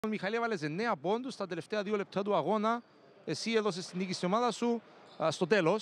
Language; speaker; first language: Greek; native; Greek